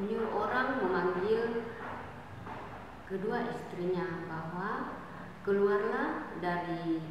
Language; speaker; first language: Indonesian; native; Indonesian